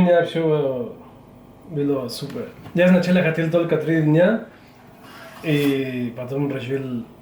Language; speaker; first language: Russian; non-native, learner; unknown